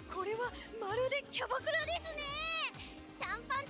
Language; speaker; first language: Japanese; native; Japanese